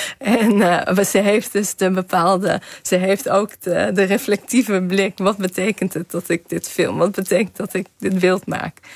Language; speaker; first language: Dutch; early bilingual, other home language; Kazakh